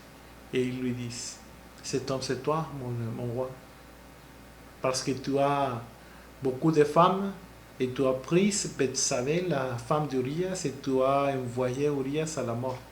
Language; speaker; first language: French; non-native, learner; Spanish